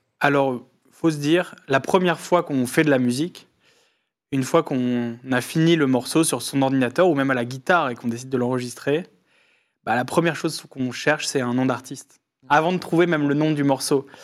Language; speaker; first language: French; native; French